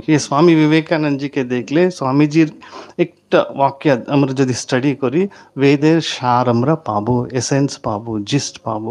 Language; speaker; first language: Bangla; native; Bangla